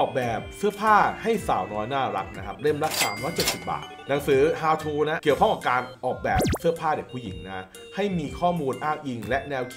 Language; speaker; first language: Thai; native; Thai